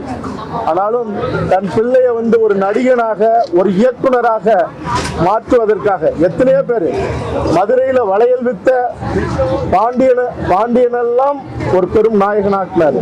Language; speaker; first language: Tamil; native; Tamil